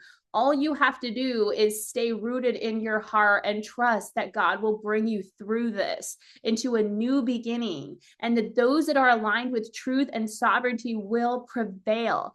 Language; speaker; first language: English; native; English